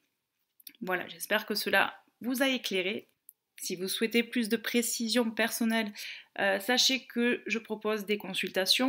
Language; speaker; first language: French; native; French